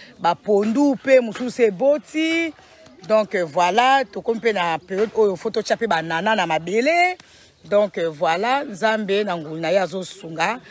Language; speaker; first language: Lingala; non-native, local second language; Kongo